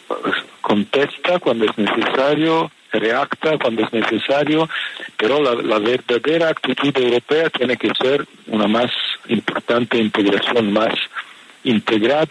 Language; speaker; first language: Spanish; non-native, fluent; Italian